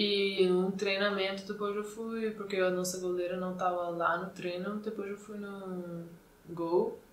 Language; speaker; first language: Portuguese; non-native, fluent; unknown